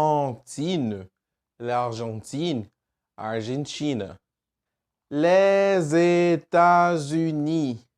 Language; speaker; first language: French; non-native, fluent; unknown